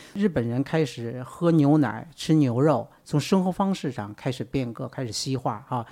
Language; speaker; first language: Chinese; native; Chinese